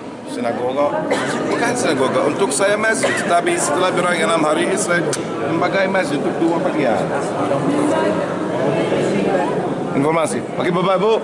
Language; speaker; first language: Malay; non-native, learner; Arabic